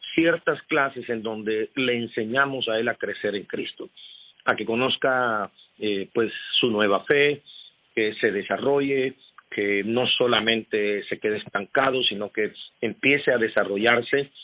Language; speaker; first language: Spanish; native; Spanish